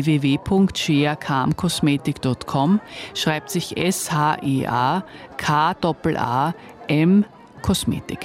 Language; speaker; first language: German; native; German